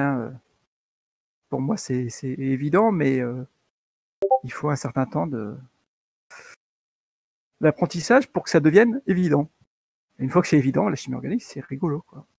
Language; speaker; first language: French; native; French